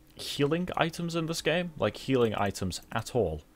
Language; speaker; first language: English; native; English